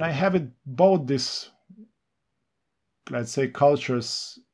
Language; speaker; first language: English; non-native, fluent; Serbian